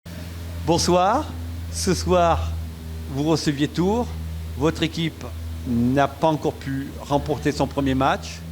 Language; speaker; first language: French; native; French